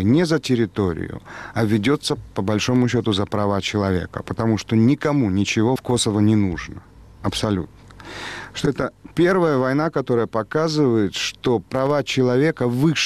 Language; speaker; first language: Russian; native; Russian